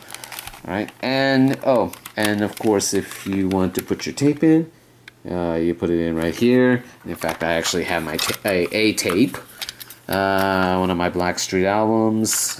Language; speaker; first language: English; native; English